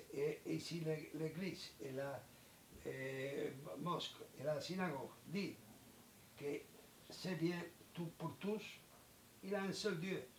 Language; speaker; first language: French; non-native, learner; Spanish